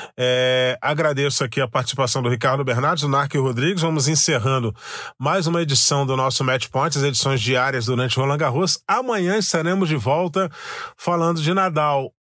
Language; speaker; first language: Portuguese; native; Portuguese